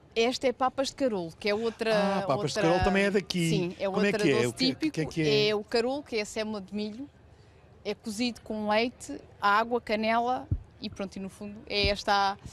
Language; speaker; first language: Portuguese; native; Portuguese